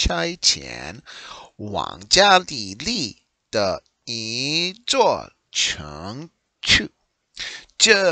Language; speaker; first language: Chinese; non-native, learner; English